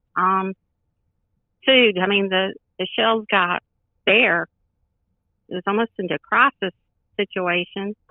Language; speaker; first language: English; native; English